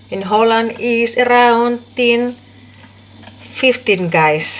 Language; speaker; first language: English; non-native, learner; Indonesian